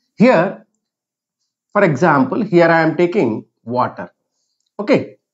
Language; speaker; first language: English; non-native, local second language; Telugu